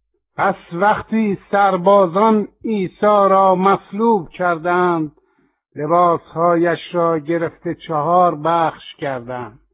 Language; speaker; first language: Persian; non-native, fluent; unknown